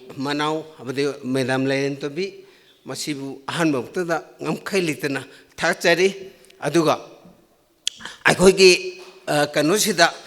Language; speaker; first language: Manipuri; non-native, local second language; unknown